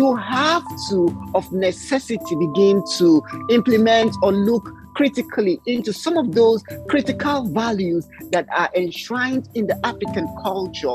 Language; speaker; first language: English; non-native, local second language; Ibibio